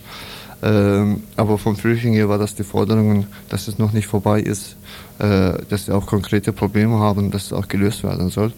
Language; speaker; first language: German; non-native, learner; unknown